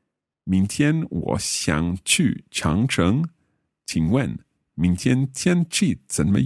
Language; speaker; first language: Chinese; non-native, learner; English